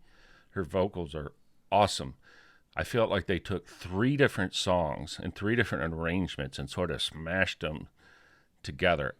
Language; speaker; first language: English; native; English